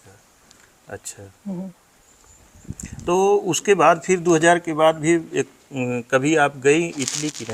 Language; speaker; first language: Hindi; native; Hindi